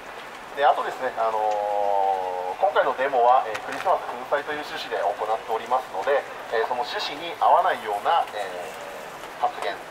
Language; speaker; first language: Japanese; native; Japanese